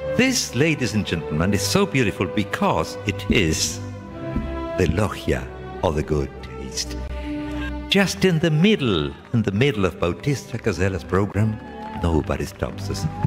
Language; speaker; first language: English; non-native, fluent; Spanish